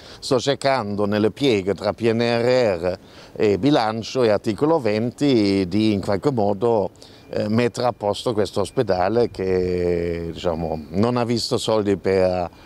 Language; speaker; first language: Italian; non-native, fluent; German